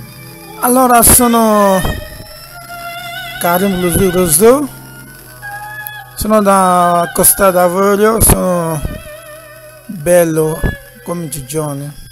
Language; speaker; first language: Italian; non-native, learner; Dyula